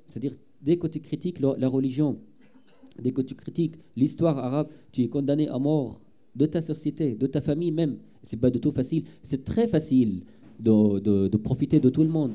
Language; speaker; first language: French; non-native, fluent; Arabic